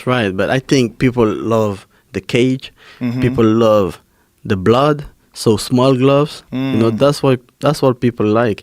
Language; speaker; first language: English; non-native, fluent; French